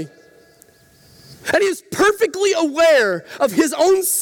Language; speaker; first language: English; native; English